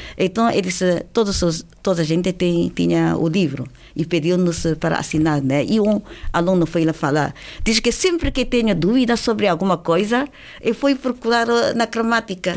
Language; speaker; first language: Portuguese; non-native, fluent; Chinese